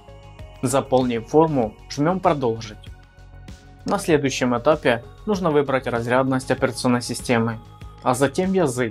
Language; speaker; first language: Russian; native; Russian